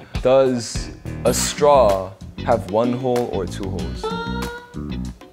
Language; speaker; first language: English; early bilingual, other home language; Korean